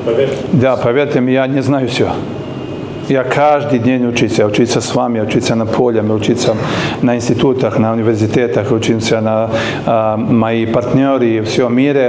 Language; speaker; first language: Russian; non-native, learner; Serbian